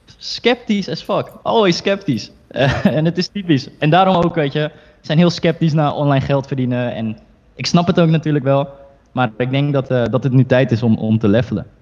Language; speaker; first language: Dutch; early bilingual, other home language; Chinese